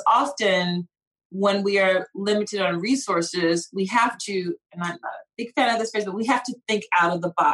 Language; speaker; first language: English; native; English